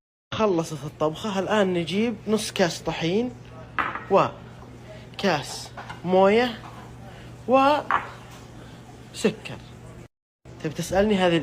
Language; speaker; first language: Arabic; native; Arabic